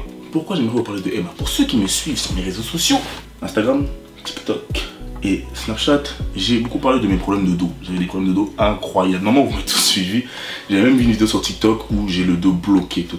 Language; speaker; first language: French; native; French